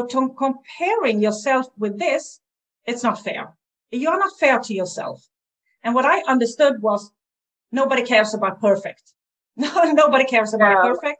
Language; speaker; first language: English; non-native, fluent; Swedish